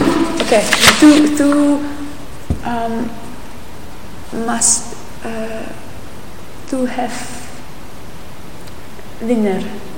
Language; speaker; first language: Icelandic; non-native, learner; English